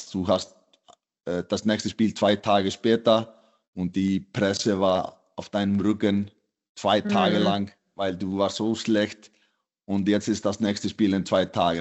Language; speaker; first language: German; non-native, fluent; Icelandic